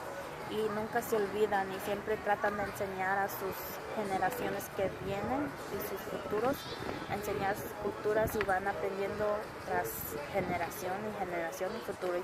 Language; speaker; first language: Spanish; early bilingual, other home language; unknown